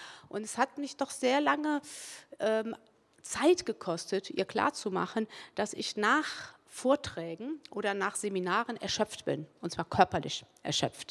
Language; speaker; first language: German; early bilingual, other home language; Spanish